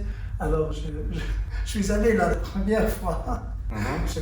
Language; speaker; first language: French; early bilingual, heritage; French